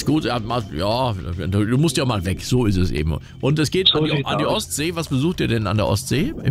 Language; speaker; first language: German; native; German